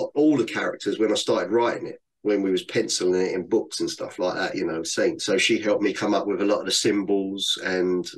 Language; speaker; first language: English; native; English